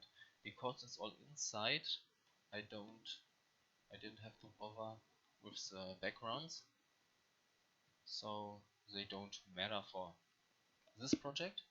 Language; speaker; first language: English; non-native, learner; German